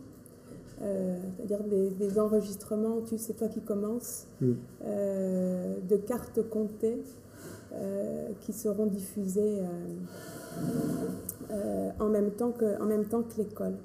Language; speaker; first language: French; native; French